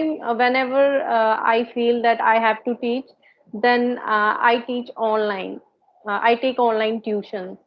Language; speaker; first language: English; non-native, learner; Hindi